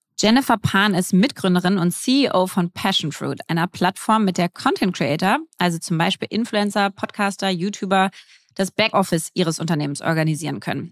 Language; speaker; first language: German; native; German